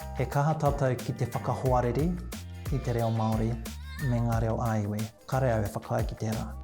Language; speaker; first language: Māori; native; Māori